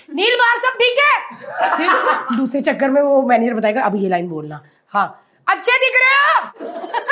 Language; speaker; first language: Hindi; native; Hindi